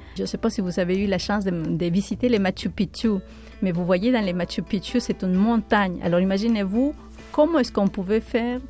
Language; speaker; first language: French; non-native, fluent; Spanish